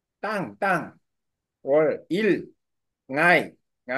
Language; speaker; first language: Korean; non-native, learner; Vietnamese